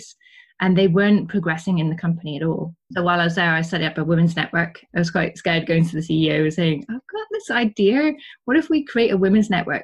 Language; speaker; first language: English; native; English